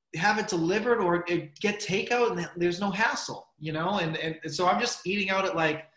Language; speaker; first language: English; native; English